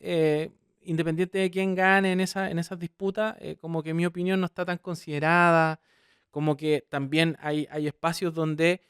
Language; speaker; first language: Spanish; native; Spanish